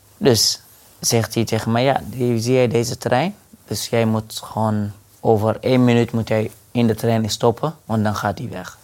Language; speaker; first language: Dutch; non-native, fluent; Arabic